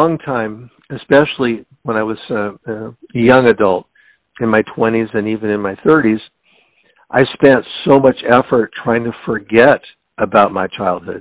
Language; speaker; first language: English; native; English